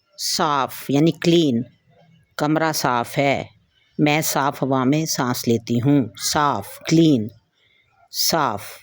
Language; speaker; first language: Urdu; native; Urdu